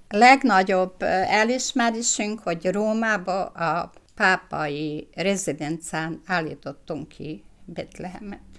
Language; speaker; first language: Hungarian; native; Hungarian